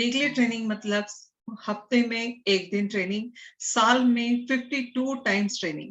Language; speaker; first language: Hindi; native; Hindi